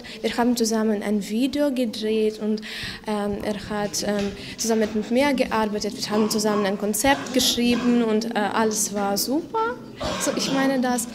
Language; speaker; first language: German; non-native, learner; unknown